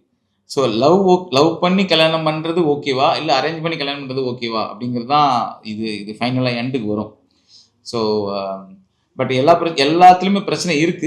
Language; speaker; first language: Tamil; native; Tamil